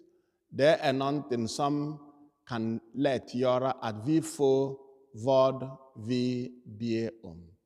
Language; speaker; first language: Swedish; non-native, fluent; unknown